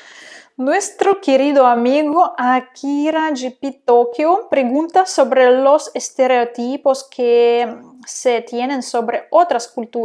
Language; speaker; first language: Spanish; non-native, fluent; Russian